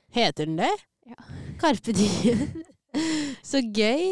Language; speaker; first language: Norwegian; native; Norwegian